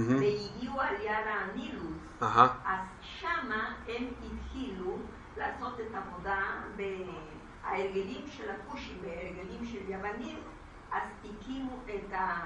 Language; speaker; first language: Hebrew; non-native, learner; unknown